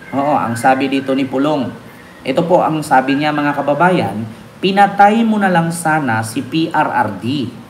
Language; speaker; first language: Filipino; non-native, local second language; Cebuano